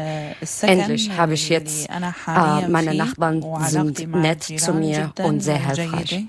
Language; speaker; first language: German; non-native, learner; Arabic